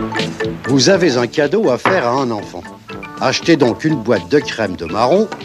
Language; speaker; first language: French; native; French